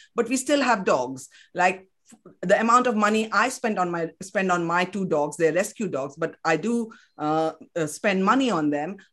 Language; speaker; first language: English; non-native, local second language; Kannada